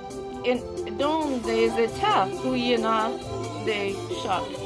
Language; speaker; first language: French; non-native, learner; English